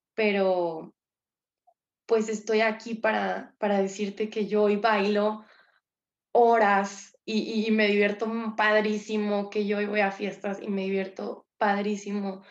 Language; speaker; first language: Spanish; native; Spanish